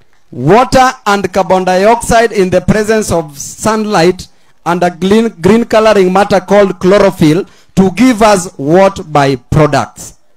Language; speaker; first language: English; non-native, local second language; Luo (Kenya and Tanzania)